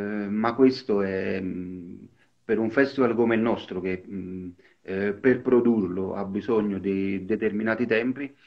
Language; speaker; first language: Italian; native; Italian